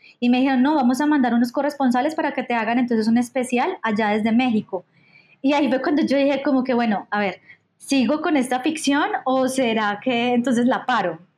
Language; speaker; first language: Spanish; native; Spanish